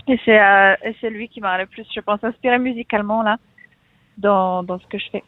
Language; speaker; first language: French; non-native, fluent; Polish